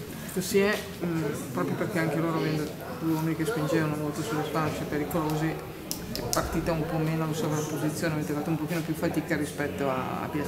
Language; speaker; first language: Italian; native; Italian